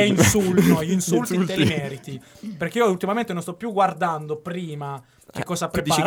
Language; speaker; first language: Italian; native; Italian